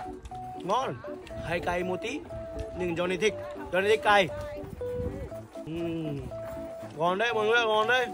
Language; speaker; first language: Vietnamese; non-native, learner; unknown